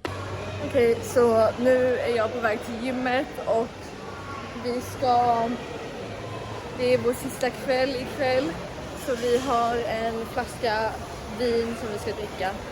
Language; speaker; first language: Swedish; early bilingual, heritage; Swedish